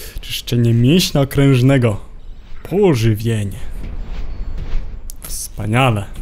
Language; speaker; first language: Polish; native; Polish